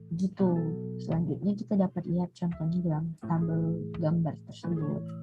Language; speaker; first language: Indonesian; native; Indonesian